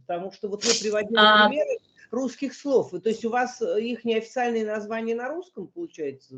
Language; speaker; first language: Russian; native; Russian